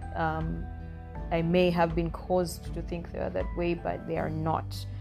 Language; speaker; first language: English; non-native, local second language; Acoli